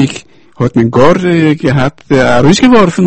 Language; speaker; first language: German; early bilingual, heritage; Yiddish